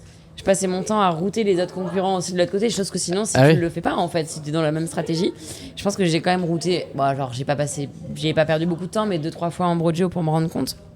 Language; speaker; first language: French; native; French